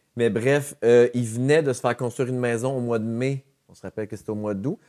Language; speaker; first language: French; native; French